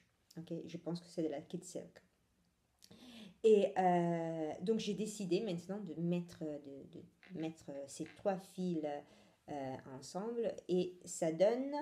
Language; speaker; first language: French; non-native, fluent; Italian